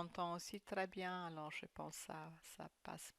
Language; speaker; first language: French; non-native, fluent; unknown